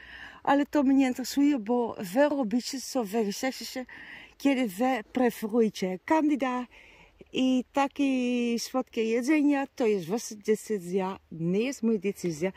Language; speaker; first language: Polish; non-native, learner; Dutch